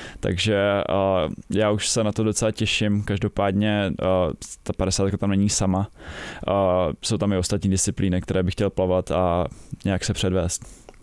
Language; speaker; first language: Czech; native; Czech